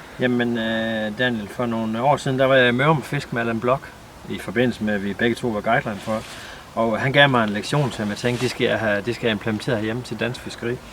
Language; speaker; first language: Danish; native; Danish